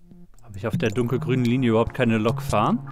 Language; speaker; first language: German; native; German